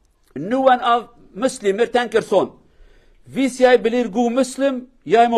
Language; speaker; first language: Norwegian; non-native, learner; Kurdish